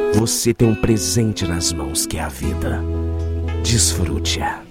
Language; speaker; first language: Portuguese; native; Portuguese